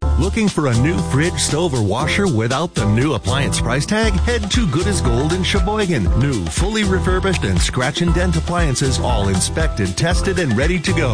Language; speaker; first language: English; native; English